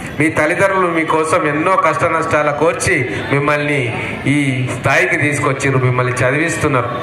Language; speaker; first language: Telugu; non-native, local second language; Lambadi